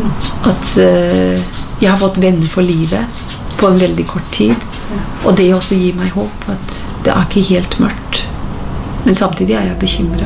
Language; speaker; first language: Norwegian; non-native, fluent; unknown